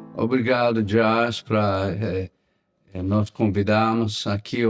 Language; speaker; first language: Portuguese; non-native, learner; English